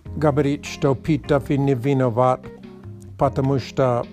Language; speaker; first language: Russian; non-native, learner; English